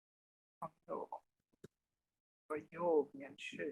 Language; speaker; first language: Chinese; non-native, learner; Bangla